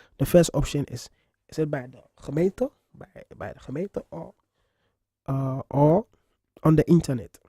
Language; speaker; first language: Dutch; non-native, fluent; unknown